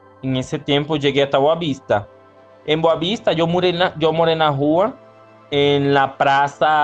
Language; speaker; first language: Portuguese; non-native, learner; Spanish